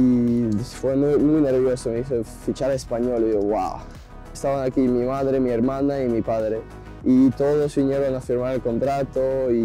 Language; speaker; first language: Spanish; non-native, fluent; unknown